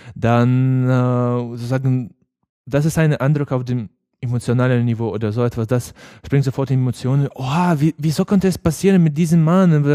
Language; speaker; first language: German; non-native, learner; Ukrainian